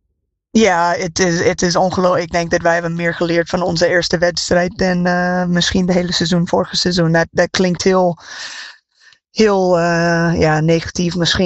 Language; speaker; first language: Dutch; non-native, fluent; English